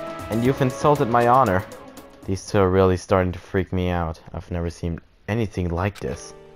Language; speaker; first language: English; non-native, fluent; German